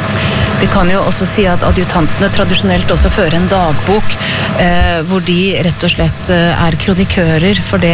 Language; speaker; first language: Norwegian; native; Norwegian